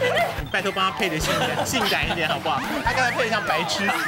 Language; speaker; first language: Chinese; native; Chinese